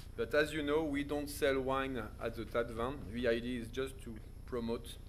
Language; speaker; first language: English; non-native, fluent; French